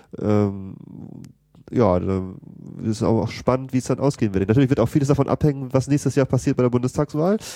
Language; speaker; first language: German; native; German